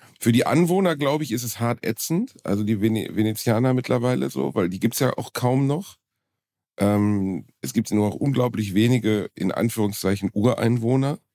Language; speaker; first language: German; early bilingual, other home language; Turkish